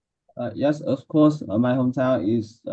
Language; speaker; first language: English; non-native, learner; Vietnamese